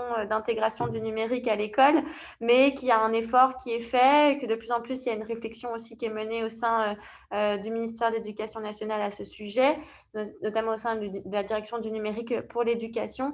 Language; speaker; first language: French; native; French